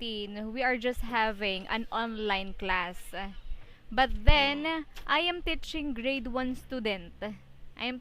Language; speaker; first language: English; non-native, fluent; Filipino